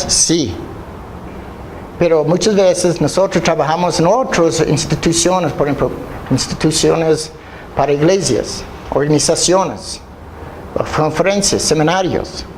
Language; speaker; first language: Spanish; non-native, fluent; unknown